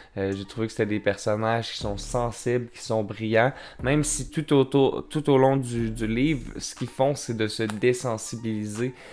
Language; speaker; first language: French; native; French